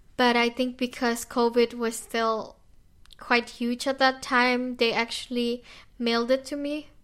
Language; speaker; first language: English; non-native, fluent; Indonesian